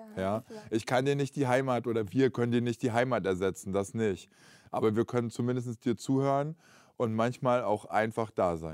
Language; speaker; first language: German; native; German